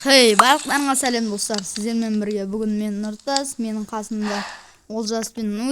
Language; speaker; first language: Kazakh; native; Kazakh